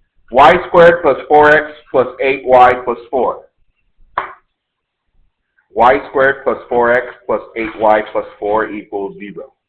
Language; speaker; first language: English; native; English